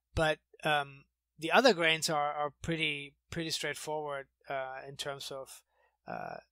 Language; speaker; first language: English; non-native, fluent; German